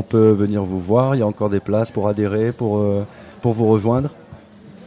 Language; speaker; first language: French; native; French